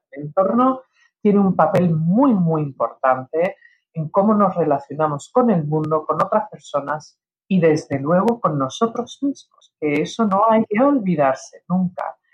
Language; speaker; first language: Spanish; early bilingual, heritage; Spanish